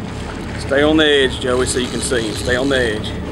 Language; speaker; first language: English; native; English